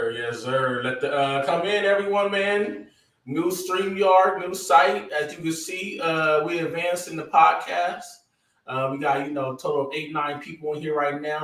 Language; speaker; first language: English; native; English